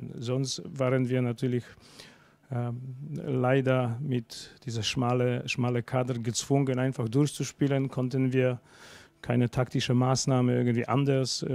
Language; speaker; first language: German; non-native, fluent; Polish